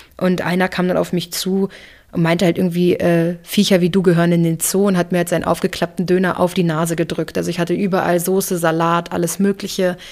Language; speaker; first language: German; early bilingual, other home language; English